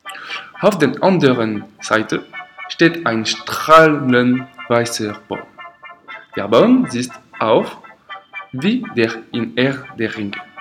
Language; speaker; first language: German; non-native, learner; French